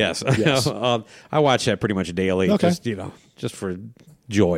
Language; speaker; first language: English; native; English